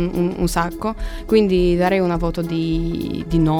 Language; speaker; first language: Italian; non-native, fluent; Polish